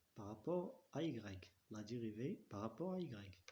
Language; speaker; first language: French; non-native, local second language; Arabic